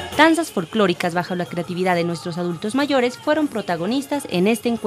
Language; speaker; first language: Spanish; native; Spanish